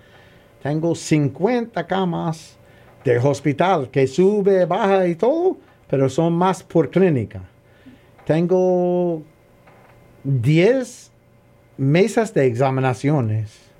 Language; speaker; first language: Spanish; non-native, learner; English